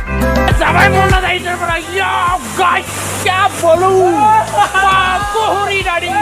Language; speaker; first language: Hindi; non-native, local second language; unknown